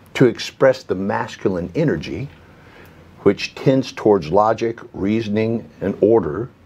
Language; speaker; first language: English; native; English